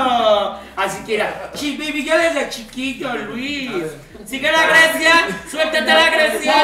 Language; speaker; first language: Spanish; native; Spanish